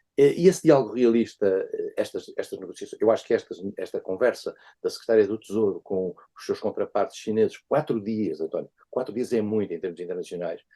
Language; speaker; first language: Portuguese; native; Portuguese